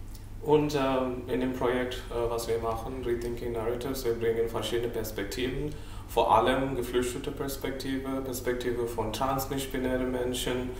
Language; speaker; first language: German; non-native, learner; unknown